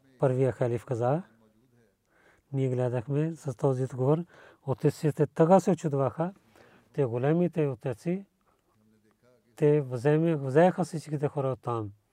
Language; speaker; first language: Bulgarian; non-native, learner; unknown